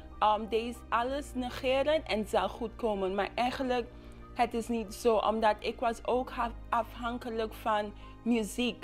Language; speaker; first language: Dutch; non-native, local second language; English